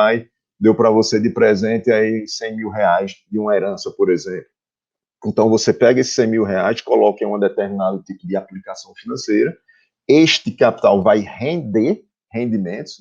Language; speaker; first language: Portuguese; native; Portuguese